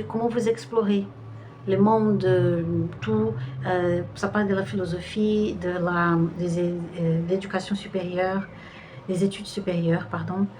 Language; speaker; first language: French; non-native, fluent; Portuguese